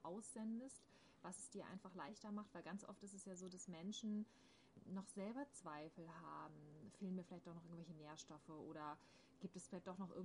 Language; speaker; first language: German; native; German